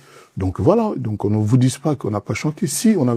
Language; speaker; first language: French; non-native, local second language; Lingala